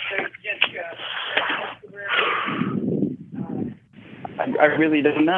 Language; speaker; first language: English; native; English